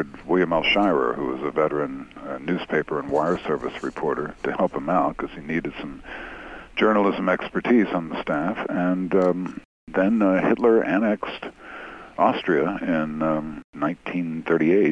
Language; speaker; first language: English; native; English